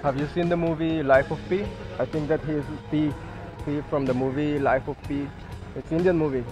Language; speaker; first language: English; non-native, fluent; Spanish